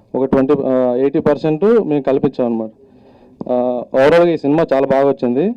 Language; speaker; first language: Telugu; native; Telugu